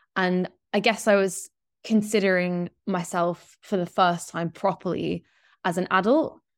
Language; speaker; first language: English; native; English